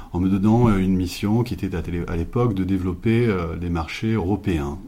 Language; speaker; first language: French; native; French